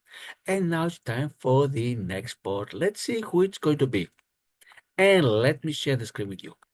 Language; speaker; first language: English; non-native, fluent; Greek